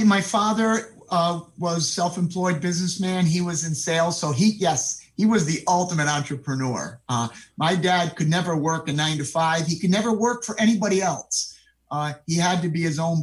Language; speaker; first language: English; native; English